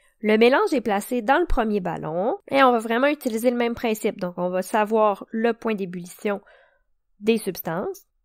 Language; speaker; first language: French; native; French